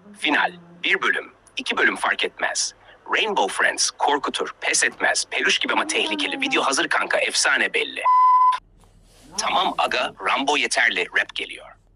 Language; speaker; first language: Turkish; native; Turkish